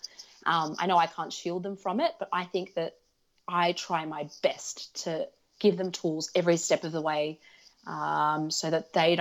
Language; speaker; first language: English; early bilingual, other home language; Russian